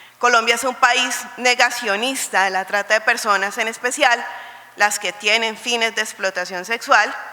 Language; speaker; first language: Spanish; native; Spanish